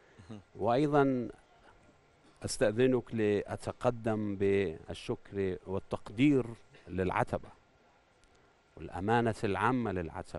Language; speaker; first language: Arabic; non-native, fluent; Persian